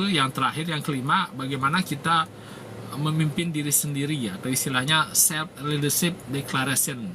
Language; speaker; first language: Indonesian; native; Indonesian